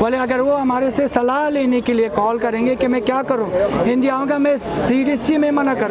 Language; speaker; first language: Hindi; non-native, fluent; Persian